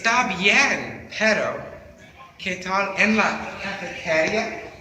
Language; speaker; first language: Spanish; non-native, learner; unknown